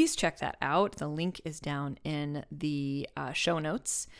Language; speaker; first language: English; native; English